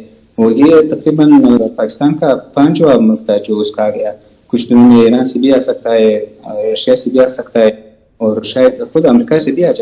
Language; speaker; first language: Urdu; non-native, fluent; Pashto